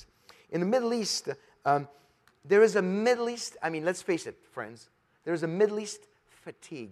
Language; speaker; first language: English; non-native, fluent; French